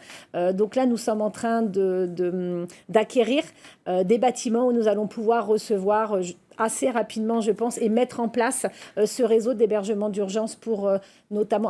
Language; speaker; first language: French; native; French